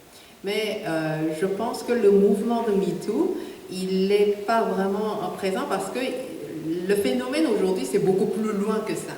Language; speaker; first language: French; non-native, fluent; Korean